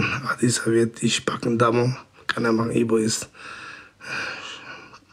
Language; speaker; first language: German; non-native, fluent; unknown